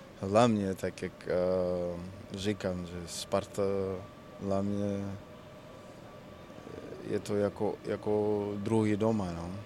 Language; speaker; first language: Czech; non-native, learner; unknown